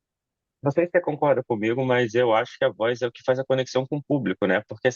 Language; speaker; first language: Portuguese; native; Portuguese